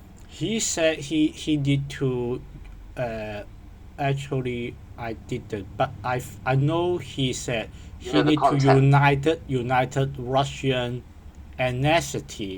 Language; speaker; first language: English; non-native, learner; Cantonese